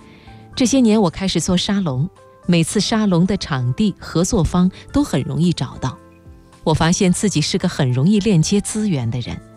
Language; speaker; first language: Chinese; native; Chinese